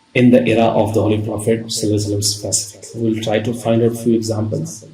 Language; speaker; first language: English; non-native, local second language; Urdu